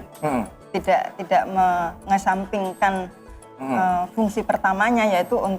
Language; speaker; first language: Indonesian; native; Indonesian